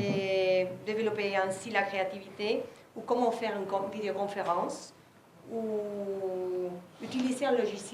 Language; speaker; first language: French; non-native, fluent; Spanish